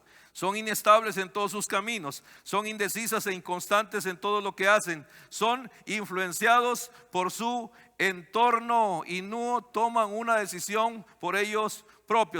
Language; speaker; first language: Spanish; native; Spanish